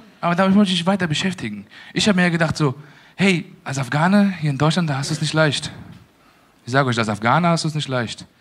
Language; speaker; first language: German; early bilingual, other home language; Persian